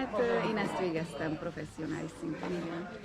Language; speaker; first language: Hungarian; native; Hungarian